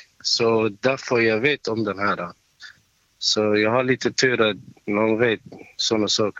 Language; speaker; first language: Swedish; non-native, learner; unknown